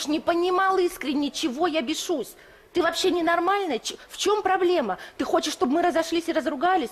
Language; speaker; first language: Russian; native; Russian